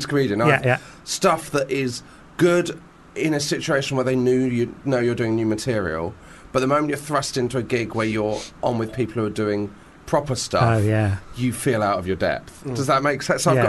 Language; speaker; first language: English; native; English